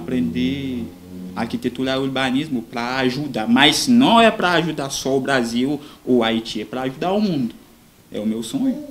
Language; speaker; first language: Portuguese; non-native, learner; Haitian Creole